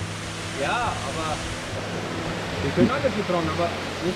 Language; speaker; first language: German; early bilingual, other home language; Turkish